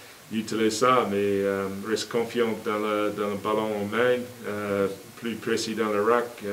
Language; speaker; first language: French; non-native, learner; English